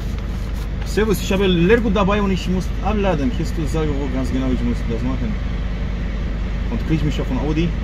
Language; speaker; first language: German; non-native, learner; Romanian